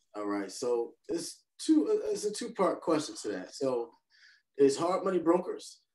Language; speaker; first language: English; native; English